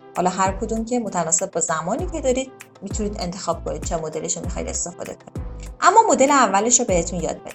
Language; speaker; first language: Persian; native; Persian